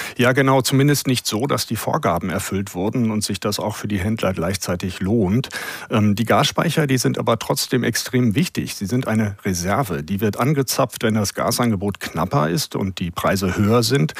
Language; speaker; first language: German; native; German